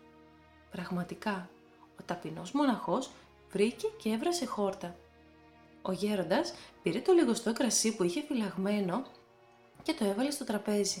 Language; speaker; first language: Greek; native; Greek